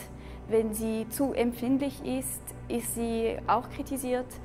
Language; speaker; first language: German; non-native, local second language; French